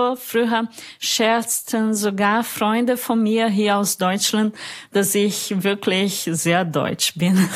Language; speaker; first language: German; non-native, fluent; Portuguese